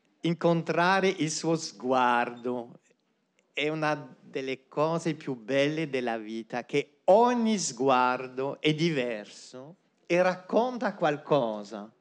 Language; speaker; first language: Italian; non-native, fluent; French